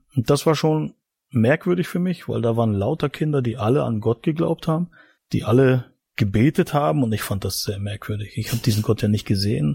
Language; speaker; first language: German; native; German